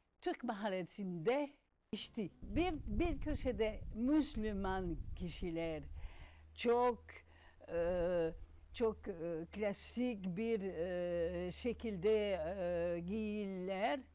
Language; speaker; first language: Turkish; non-native, learner; French